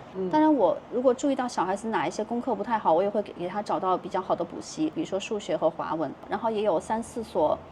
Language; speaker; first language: Chinese; native; Chinese